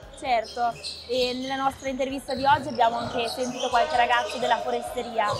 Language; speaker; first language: Italian; native; Italian